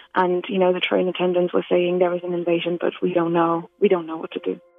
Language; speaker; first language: English; non-native, fluent; Slovak